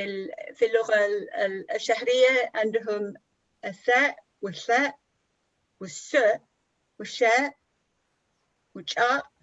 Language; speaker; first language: Arabic; non-native, fluent; English